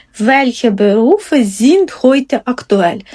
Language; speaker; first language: German; non-native, fluent; Ukrainian